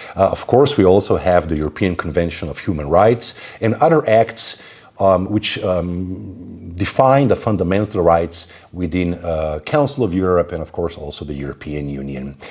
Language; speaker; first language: English; non-native, fluent; Slovenian